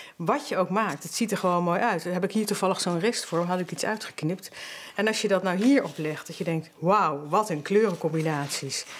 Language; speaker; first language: Dutch; native; Dutch